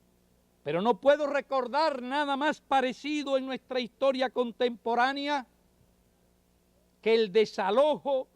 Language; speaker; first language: Spanish; native; Spanish